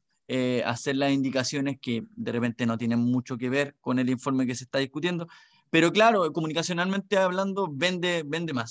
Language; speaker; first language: Spanish; native; Spanish